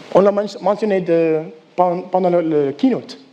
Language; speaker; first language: French; non-native, learner; English